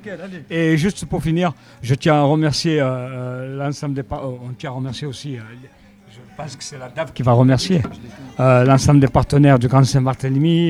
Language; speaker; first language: French; native; French